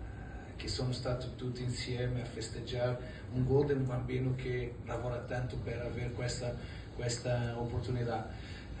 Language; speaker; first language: Italian; non-native, fluent; Portuguese